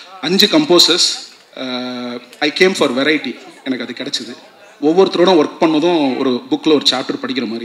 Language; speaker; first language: Tamil; native; Tamil